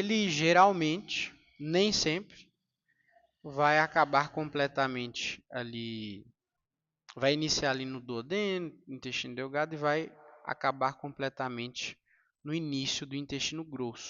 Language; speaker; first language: Portuguese; native; Portuguese